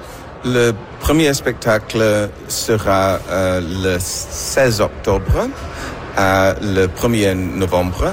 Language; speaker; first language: French; non-native, learner; English